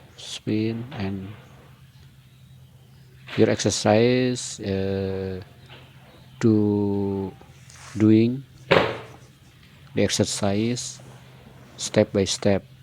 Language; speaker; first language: English; non-native, learner; Indonesian